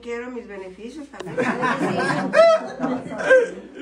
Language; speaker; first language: Spanish; native; Spanish